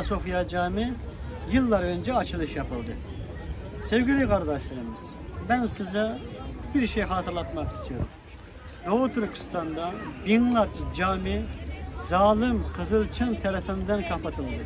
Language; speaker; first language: Turkish; non-native, fluent; Uyghur